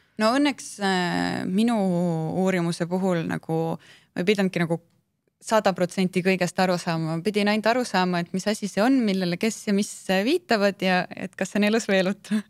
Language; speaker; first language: Estonian; native; Estonian